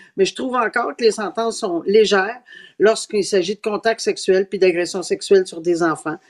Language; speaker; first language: French; native; French